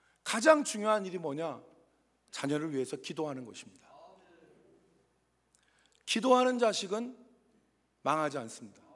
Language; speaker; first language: Korean; native; Korean